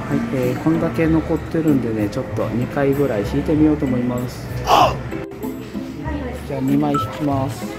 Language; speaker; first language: Japanese; native; Japanese